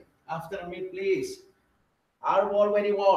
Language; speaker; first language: English; non-native, learner; Spanish